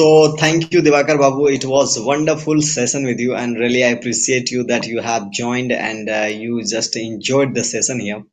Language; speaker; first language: English; non-native, fluent; Hindi